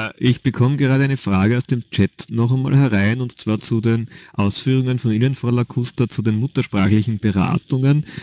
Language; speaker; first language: German; native; German